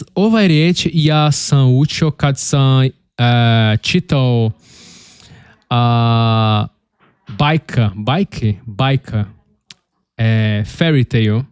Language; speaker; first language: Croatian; non-native, learner; Portuguese